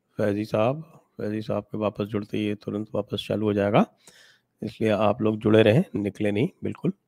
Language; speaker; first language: Hindi; native; Hindi